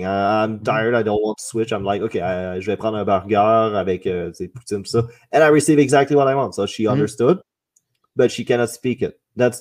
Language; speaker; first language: English; non-native, fluent; French